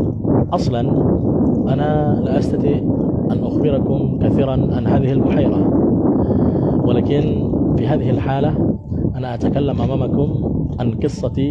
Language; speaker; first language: Arabic; non-native, fluent; Indonesian